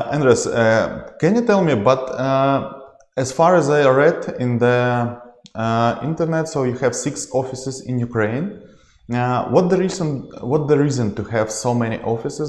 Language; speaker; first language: English; non-native, learner; Ukrainian